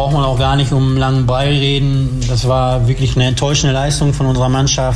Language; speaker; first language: German; native; German